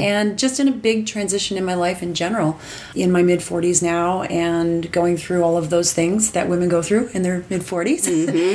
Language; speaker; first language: English; native; English